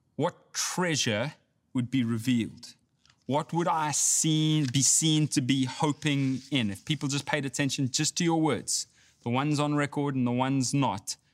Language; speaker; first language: English; native; English